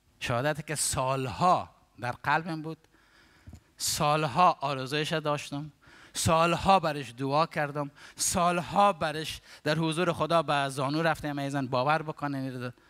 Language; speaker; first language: Persian; native; Persian